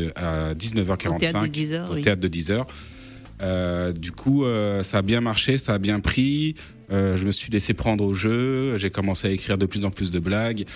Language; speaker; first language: French; native; French